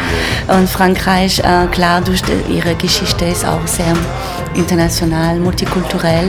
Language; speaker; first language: German; non-native, fluent; French